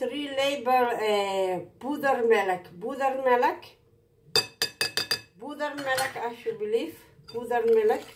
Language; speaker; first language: Dutch; non-native, learner; Somali